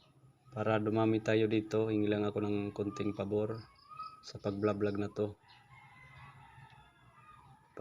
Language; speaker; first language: Filipino; non-native, local second language; Waray